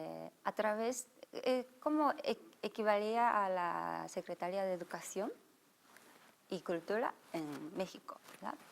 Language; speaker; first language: Spanish; non-native, fluent; Japanese